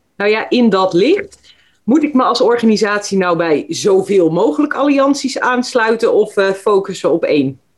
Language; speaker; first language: Dutch; native; Dutch